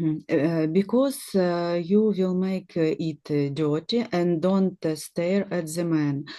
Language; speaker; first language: English; non-native, learner; Russian